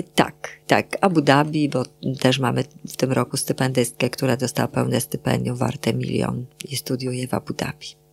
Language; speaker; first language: Polish; native; Polish